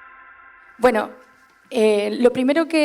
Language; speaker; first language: Spanish; native; Spanish